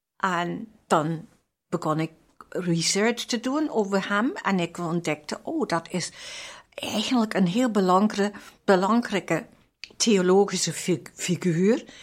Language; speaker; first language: Dutch; non-native, fluent; German